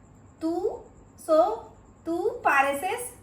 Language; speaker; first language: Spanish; non-native, fluent; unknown